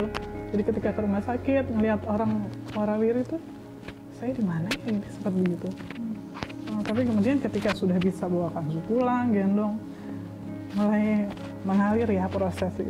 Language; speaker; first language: Indonesian; native; Indonesian